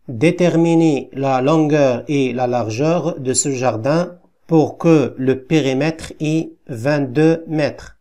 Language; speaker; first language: French; non-native, local second language; Arabic